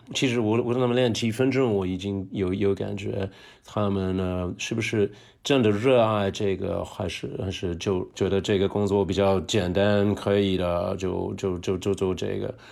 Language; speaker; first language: Chinese; non-native, fluent; English